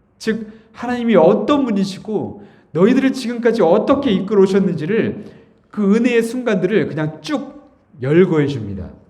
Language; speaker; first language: Korean; native; Korean